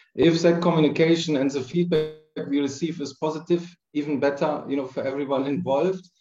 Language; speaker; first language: English; non-native, fluent; German